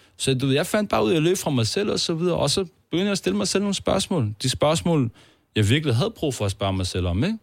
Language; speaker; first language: Danish; early bilingual, other home language; Turkish